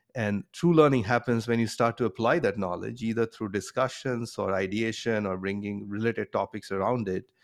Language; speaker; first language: English; non-native, local second language; Bangla